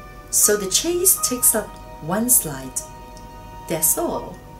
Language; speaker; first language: English; non-native, local second language; Cantonese